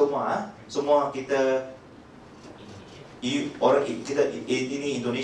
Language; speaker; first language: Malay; non-native, local second language; Chinese